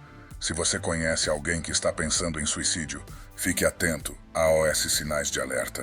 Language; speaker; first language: Portuguese; native; Portuguese